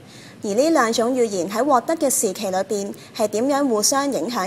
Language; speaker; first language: Chinese; non-native, local second language; Cantonese